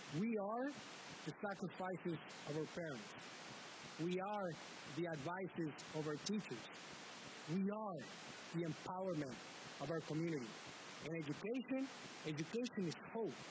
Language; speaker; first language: English; early bilingual, other home language; Spanish